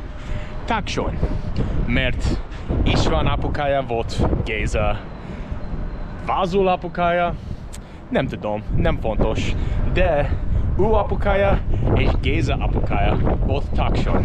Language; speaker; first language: Hungarian; non-native, learner; English